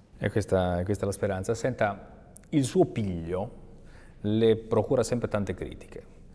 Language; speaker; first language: Italian; native; Italian